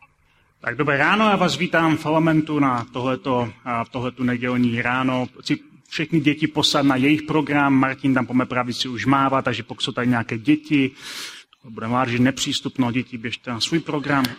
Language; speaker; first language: Czech; native; Czech